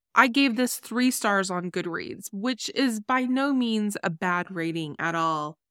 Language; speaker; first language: English; native; English